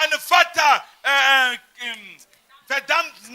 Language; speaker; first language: German; non-native, fluent; French